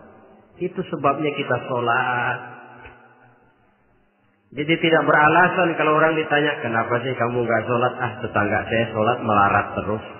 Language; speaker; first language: Indonesian; native; Indonesian